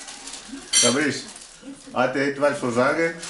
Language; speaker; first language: German; non-native, learner; Portuguese